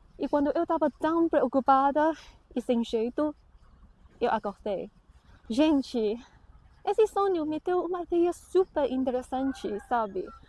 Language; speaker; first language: Portuguese; non-native, fluent; Chinese